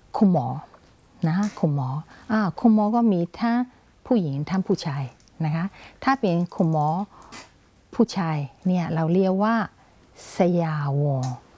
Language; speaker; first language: Thai; non-native, fluent; Burmese